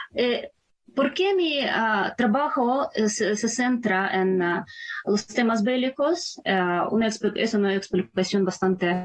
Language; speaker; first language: Spanish; non-native, fluent; Ukrainian